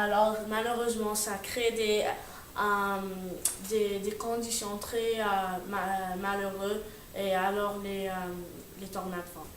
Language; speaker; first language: French; non-native, learner; English